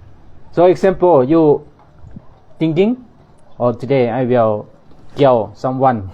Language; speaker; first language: English; non-native, learner; Thai